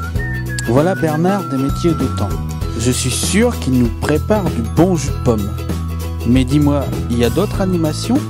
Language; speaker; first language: French; native; French